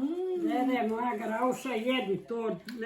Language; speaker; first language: Bosnian; native; Bosnian